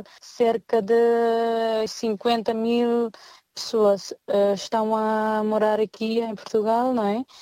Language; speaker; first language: Portuguese; non-native, fluent; Nepali